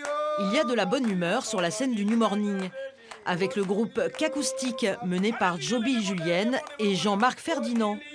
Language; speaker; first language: French; native; French